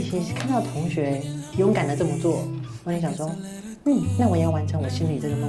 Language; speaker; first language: Chinese; native; Chinese